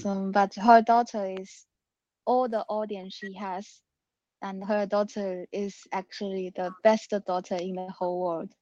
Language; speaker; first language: English; non-native, learner; Chinese